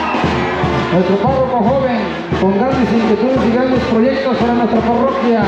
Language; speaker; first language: Spanish; native; Spanish